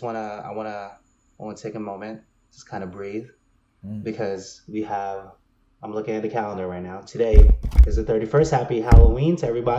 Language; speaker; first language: English; native; English